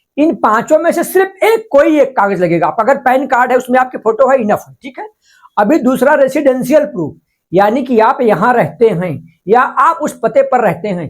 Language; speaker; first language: Hindi; non-native, local second language; Marathi